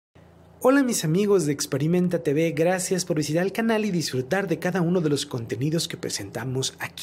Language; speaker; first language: Spanish; native; Spanish